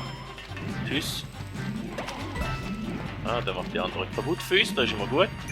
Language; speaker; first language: German; native; German